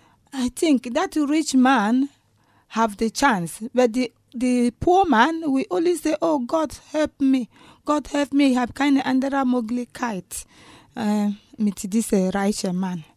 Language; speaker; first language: English; non-native, local second language; Igbo